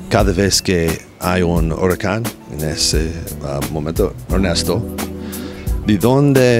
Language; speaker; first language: Spanish; non-native, learner; English